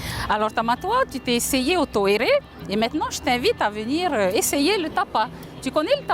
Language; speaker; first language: French; native; French